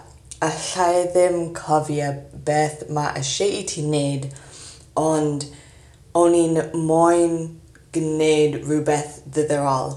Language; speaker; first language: Welsh; non-native, learner; English